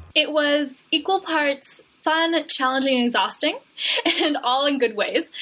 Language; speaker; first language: English; native; English